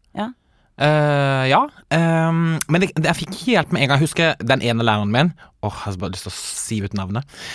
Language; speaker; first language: Norwegian; native; Norwegian